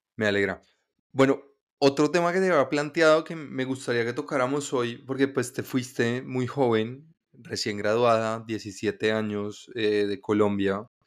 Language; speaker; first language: Spanish; native; Spanish